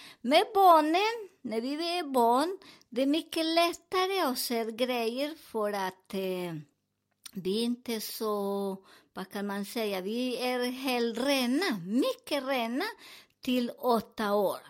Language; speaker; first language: Swedish; non-native, learner; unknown